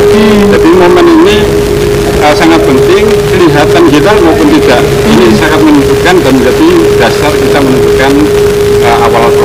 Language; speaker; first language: Indonesian; native; Indonesian